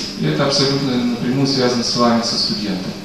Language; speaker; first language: Russian; native; Russian